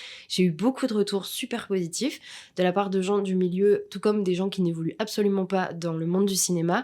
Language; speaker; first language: French; native; French